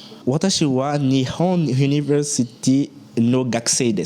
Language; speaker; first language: Japanese; non-native, learner; French